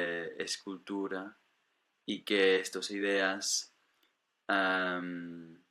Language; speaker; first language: Spanish; non-native, fluent; English